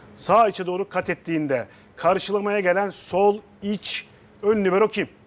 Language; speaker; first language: Turkish; native; Turkish